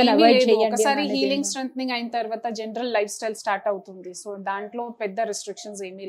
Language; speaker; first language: Telugu; non-native, fluent; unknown